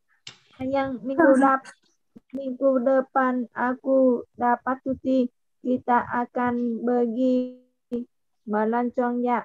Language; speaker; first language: Indonesian; non-native, learner; Vietnamese